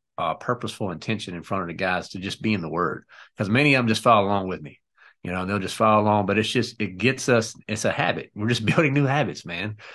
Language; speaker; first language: English; native; English